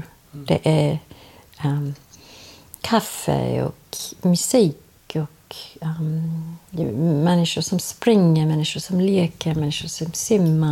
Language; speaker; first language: Swedish; non-native, fluent; English